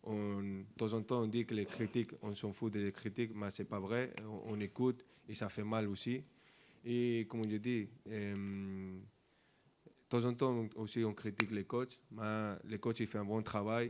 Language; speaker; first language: French; non-native, fluent; Spanish